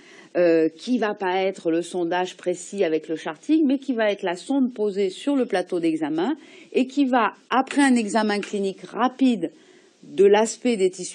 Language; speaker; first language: French; native; French